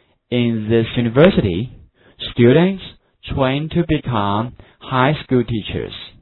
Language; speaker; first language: English; non-native, fluent; Chinese